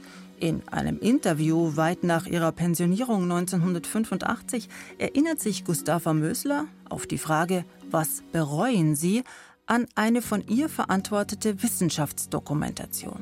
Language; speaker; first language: German; native; German